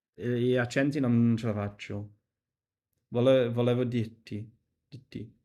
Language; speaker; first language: Italian; non-native, fluent; English